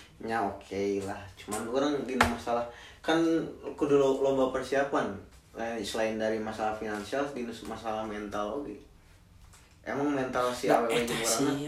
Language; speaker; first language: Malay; non-native, local second language; Sundanese